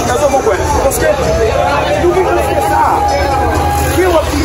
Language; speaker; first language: French; non-native, local second language; Haitian Creole